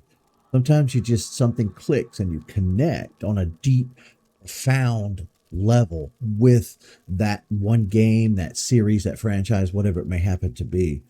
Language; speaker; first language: English; native; English